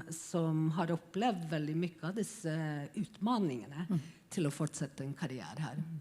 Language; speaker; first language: Swedish; non-native, fluent; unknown